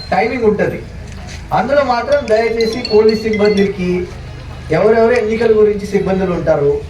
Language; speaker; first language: Telugu; non-native, local second language; Marathi